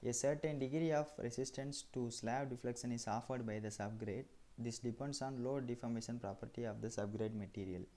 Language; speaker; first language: English; non-native, local second language; Tamil